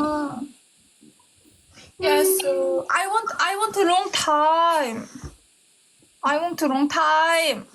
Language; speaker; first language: English; non-native, learner; Korean